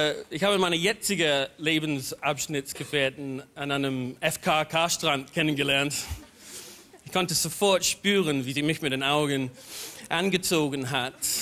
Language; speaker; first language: German; non-native, fluent; English